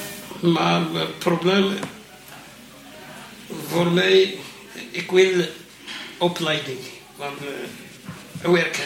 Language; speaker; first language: Dutch; non-native, learner; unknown